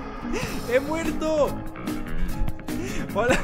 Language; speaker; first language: Spanish; native; Spanish